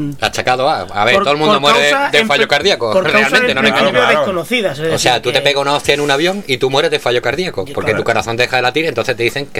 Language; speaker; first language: Spanish; native; Spanish